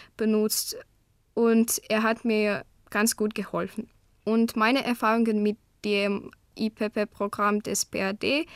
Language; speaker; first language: German; non-native, fluent; Russian